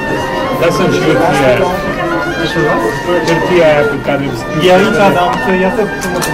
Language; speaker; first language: Portuguese; non-native, learner; Romanian